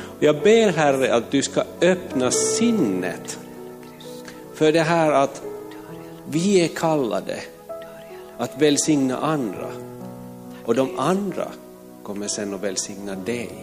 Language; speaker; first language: Swedish; non-native, fluent; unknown